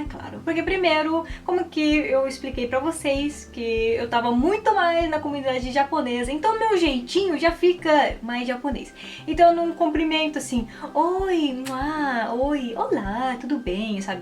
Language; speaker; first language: Portuguese; early bilingual, heritage; Portuguese